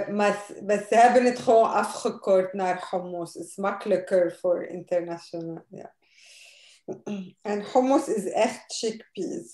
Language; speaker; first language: Dutch; non-native, fluent; Arabic